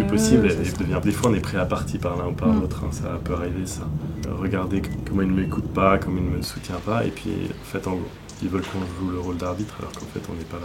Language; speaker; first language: French; native; French